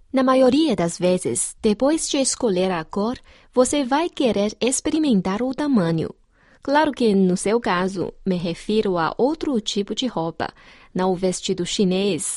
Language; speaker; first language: Portuguese; non-native, fluent; Chinese